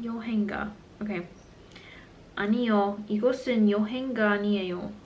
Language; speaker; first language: Korean; non-native, learner; English